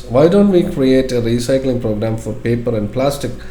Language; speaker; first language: English; non-native, local second language; Malayalam